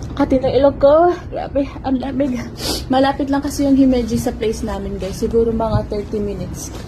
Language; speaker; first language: Filipino; native; Filipino